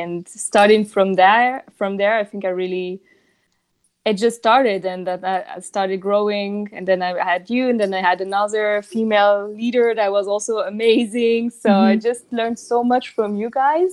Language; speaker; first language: English; non-native, fluent; French